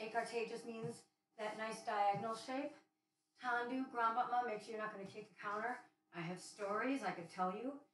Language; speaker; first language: English; native; English